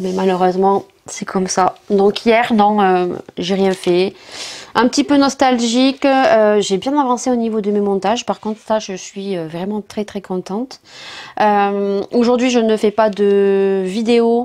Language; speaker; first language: French; native; French